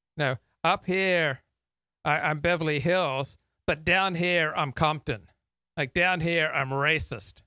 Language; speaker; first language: English; native; English